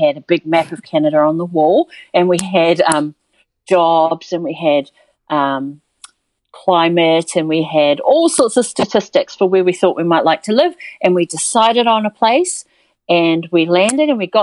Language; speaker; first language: English; native; English